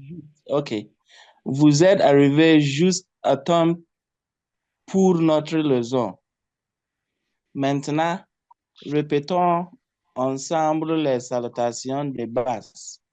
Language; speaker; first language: French; non-native, learner; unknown